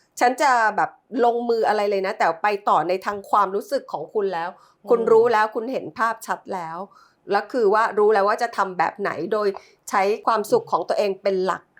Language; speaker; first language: Thai; native; Thai